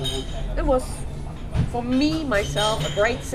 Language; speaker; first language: English; non-native, fluent; German